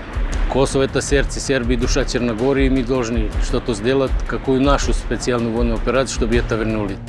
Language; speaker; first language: Russian; non-native, fluent; Serbian